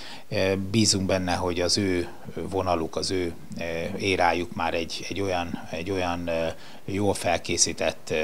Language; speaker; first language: Hungarian; native; Hungarian